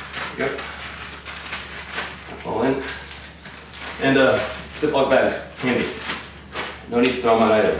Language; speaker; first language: English; native; English